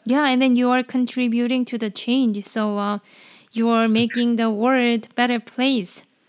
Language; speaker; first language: English; non-native, fluent; Korean